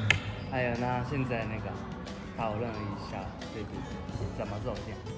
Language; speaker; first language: Chinese; non-native, learner; Japanese